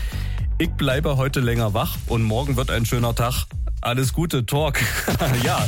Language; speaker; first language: German; native; German